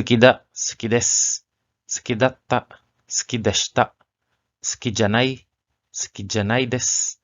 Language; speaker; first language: Japanese; non-native, learner; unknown